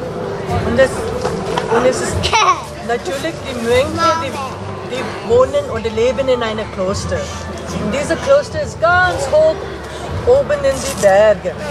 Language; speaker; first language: German; non-native, learner; Tibetan